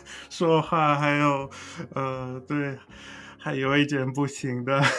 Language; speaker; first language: Chinese; non-native, learner; English